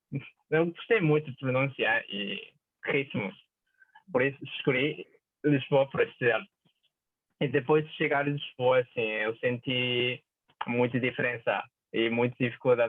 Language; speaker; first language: Portuguese; non-native, fluent; Japanese